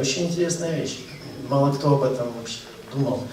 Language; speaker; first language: Russian; native; Russian